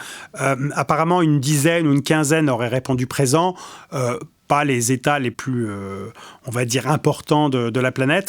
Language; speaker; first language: French; native; French